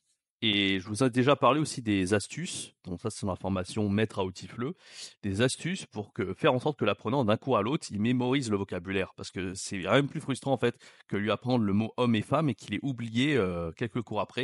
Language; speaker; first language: French; native; French